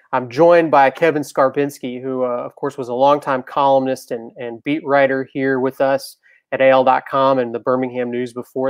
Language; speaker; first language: English; native; English